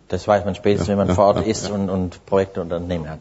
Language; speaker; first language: German; native; German